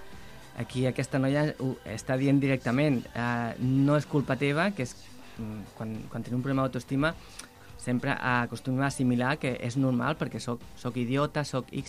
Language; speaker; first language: Catalan; native; Catalan